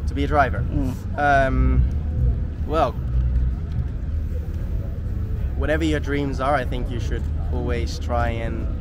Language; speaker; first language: English; non-native, fluent; Dutch